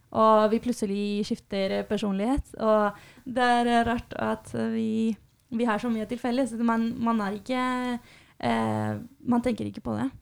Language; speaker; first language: Norwegian; non-native, fluent; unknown